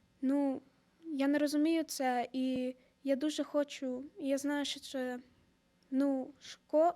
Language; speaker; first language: Ukrainian; early bilingual, heritage; Ukrainian